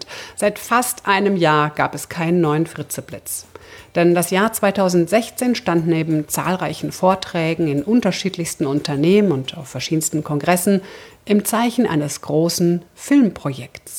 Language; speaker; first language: German; native; German